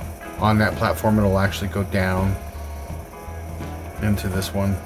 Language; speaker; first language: English; native; English